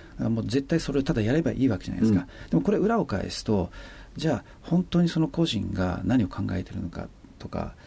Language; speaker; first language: Japanese; native; Japanese